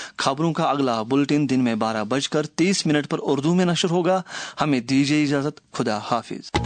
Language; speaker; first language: Urdu; non-native, local second language; Kashmiri